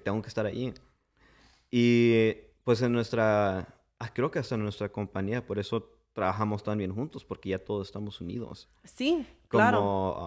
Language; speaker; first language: Spanish; early bilingual, heritage; English